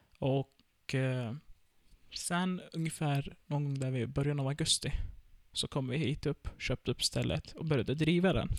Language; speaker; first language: Swedish; early bilingual, other home language; Turkish